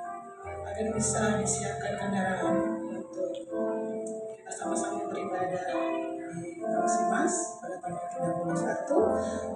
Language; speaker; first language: Indonesian; native; Indonesian